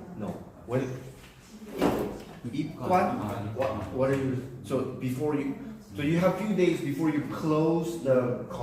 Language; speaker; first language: English; early bilingual, other home language; Korean